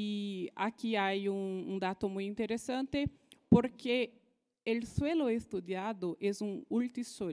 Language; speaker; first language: Spanish; non-native, fluent; Portuguese